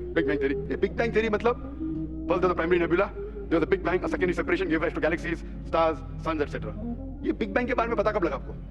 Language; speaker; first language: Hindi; non-native, local second language; Konkani